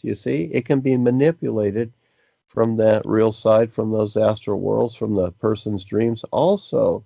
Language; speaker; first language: English; native; English